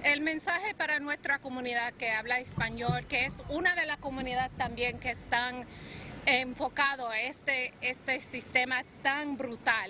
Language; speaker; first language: Spanish; early bilingual, heritage; Spanish